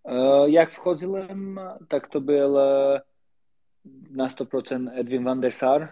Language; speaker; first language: Polish; non-native, learner; Slovak